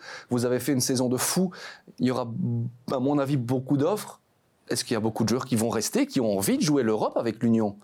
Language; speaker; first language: French; native; French